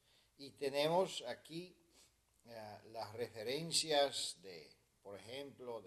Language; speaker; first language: Spanish; non-native, fluent; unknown